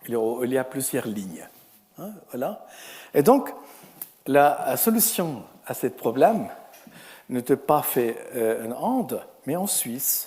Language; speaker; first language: French; non-native, fluent; Spanish